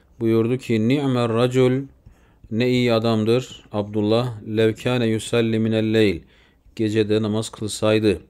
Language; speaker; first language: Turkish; native; Turkish